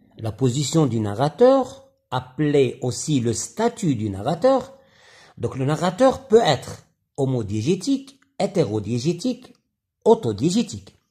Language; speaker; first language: French; non-native, local second language; Arabic